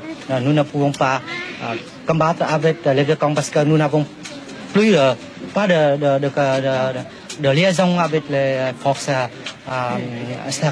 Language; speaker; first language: French; non-native, local second language; Vietnamese